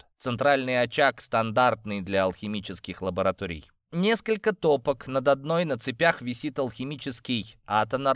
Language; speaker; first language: Russian; native; Russian